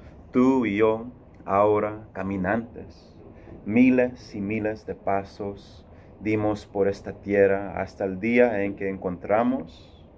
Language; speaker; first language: Spanish; early bilingual, heritage; Spanish